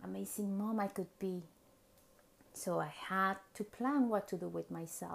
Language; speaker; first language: English; non-native, fluent; Spanish